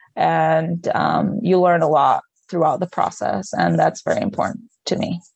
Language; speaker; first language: English; non-native, fluent; Arabic